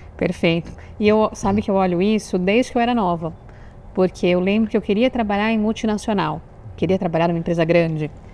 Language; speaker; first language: Portuguese; native; Portuguese